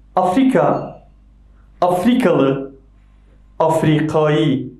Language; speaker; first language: Turkish; non-native, fluent; Persian